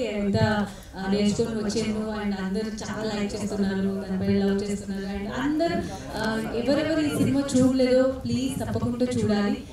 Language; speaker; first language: Telugu; non-native, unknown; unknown